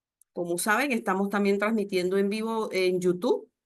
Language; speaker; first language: Spanish; native; Spanish